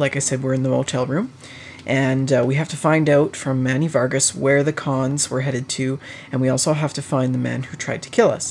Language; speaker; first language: English; native; English